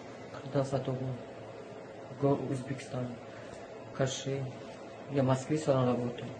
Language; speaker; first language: Russian; non-native, learner; Uzbek